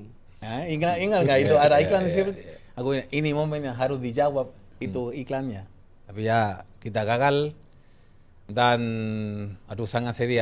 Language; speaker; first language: Indonesian; non-native, fluent; Spanish